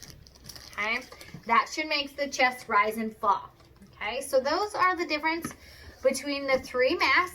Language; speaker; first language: English; native; English